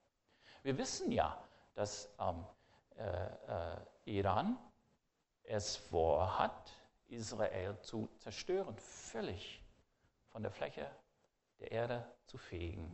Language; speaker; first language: German; non-native, fluent; English